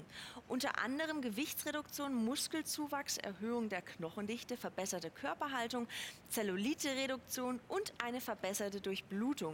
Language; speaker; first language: German; native; German